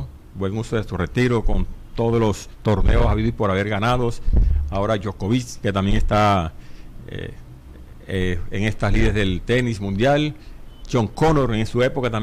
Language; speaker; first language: Spanish; native; Spanish